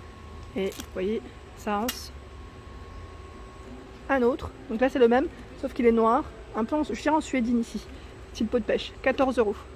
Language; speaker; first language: French; native; French